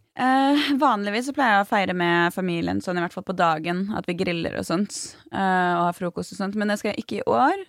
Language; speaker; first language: Norwegian; native; Norwegian